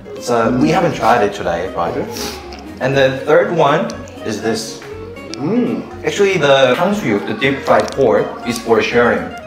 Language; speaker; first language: English; non-native, fluent; Korean